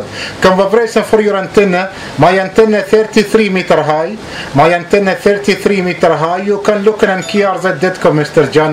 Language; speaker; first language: English; non-native, learner; Arabic